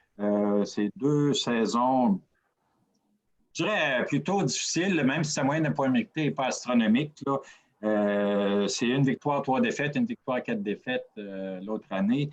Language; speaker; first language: French; native; French